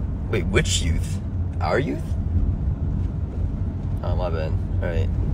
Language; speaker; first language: English; early bilingual, other home language; Korean